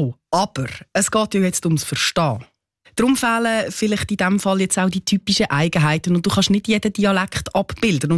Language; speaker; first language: German; native; German